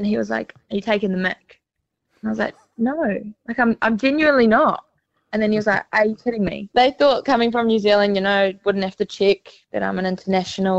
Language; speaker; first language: English; native; English